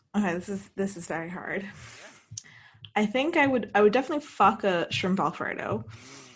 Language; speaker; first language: English; native; English